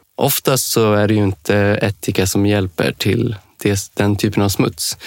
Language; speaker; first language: Swedish; native; Swedish